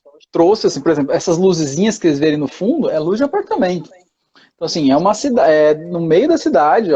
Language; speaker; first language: Portuguese; native; Portuguese